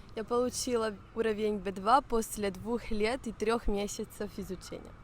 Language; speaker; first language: Russian; non-native, fluent; Spanish